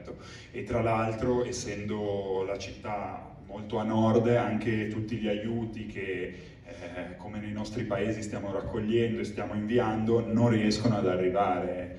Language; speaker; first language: Italian; native; Italian